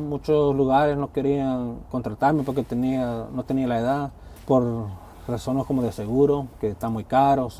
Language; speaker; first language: Spanish; early bilingual, heritage; Spanish